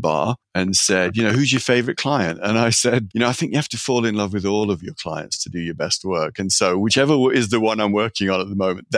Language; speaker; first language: English; native; English